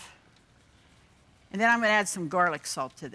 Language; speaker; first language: English; native; English